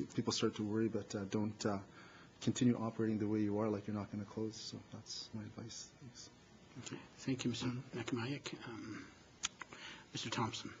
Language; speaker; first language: English; native; English